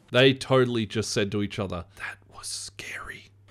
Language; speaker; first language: English; native; English